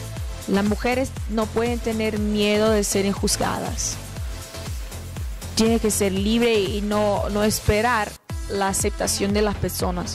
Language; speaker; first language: Spanish; non-native, fluent; Portuguese